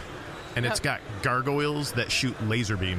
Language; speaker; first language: English; native; English